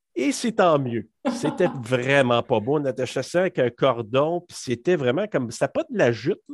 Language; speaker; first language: French; native; French